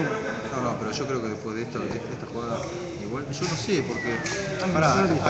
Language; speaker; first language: Spanish; native; Spanish